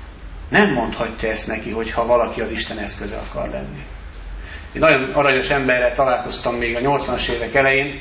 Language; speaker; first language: Hungarian; native; Hungarian